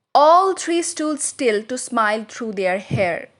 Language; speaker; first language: English; non-native, local second language; Assamese